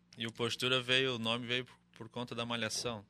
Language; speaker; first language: Portuguese; native; Portuguese